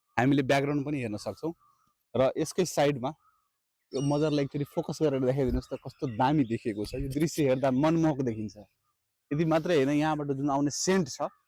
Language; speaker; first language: Nepali; non-native, local second language; Maithili